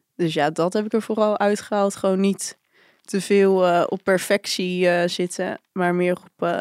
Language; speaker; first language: Dutch; native; Dutch